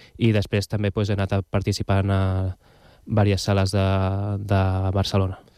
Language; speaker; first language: Catalan; non-native, local second language; Spanish